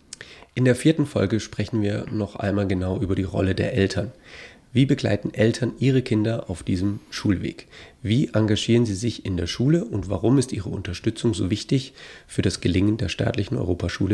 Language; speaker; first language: German; native; German